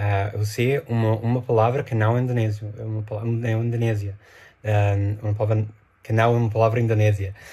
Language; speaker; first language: Portuguese; non-native, fluent; English